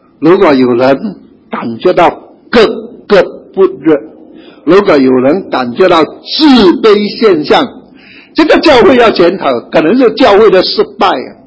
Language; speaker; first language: Chinese; native; Chinese